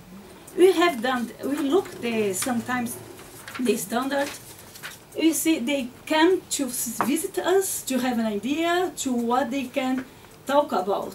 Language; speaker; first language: English; non-native, learner; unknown